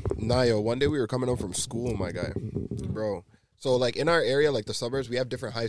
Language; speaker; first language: English; native; English